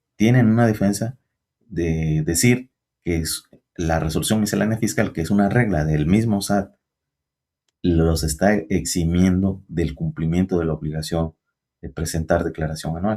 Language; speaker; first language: Spanish; native; Spanish